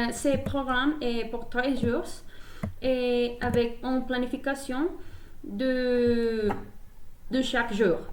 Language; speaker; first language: French; non-native, learner; Spanish